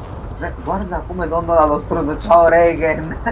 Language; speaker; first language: Italian; native; Italian